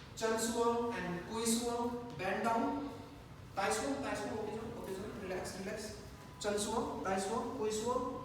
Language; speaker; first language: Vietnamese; non-native, learner; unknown